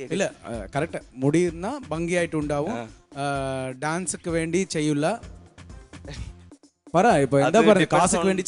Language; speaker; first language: Malayalam; non-native, local second language; Tamil